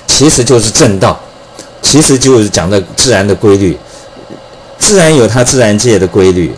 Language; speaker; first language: Chinese; native; Chinese